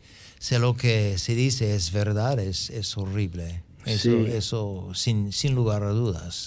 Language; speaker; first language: Spanish; non-native, fluent; English